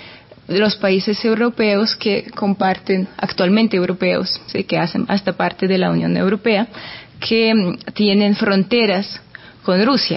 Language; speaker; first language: Spanish; non-native, fluent; Russian